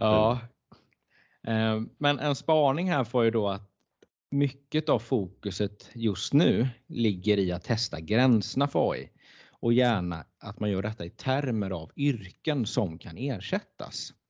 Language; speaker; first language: Swedish; native; Swedish